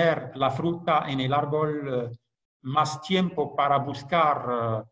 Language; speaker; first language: Spanish; non-native, fluent; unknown